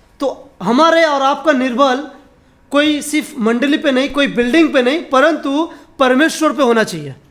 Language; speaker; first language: Hindi; non-native, local second language; Bangla